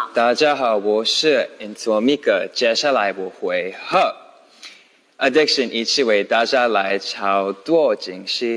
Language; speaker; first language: Chinese; non-native, learner; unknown